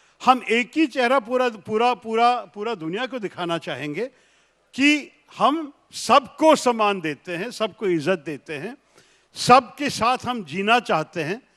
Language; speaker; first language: Hindi; non-native, local second language; Malayalam